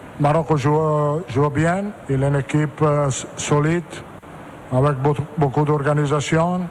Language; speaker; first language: French; non-native, learner; Italian